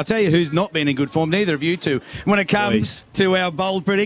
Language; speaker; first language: English; native; English